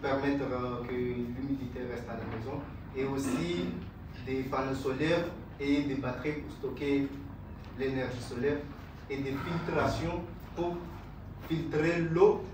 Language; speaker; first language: French; non-native, local second language; Ngazidja Comorian